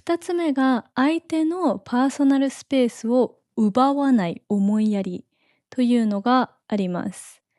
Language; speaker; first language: Japanese; native; Japanese